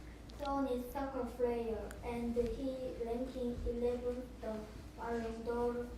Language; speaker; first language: English; non-native, learner; Korean